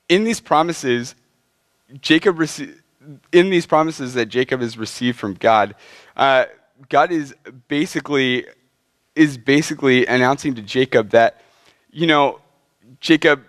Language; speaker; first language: English; native; English